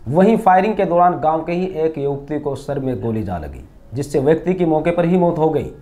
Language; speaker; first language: Hindi; native; Hindi